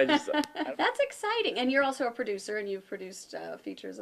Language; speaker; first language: English; native; English